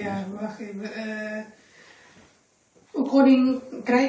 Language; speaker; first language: Dutch; non-native, learner; Indonesian